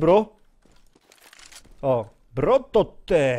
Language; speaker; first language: English; non-native, learner; Polish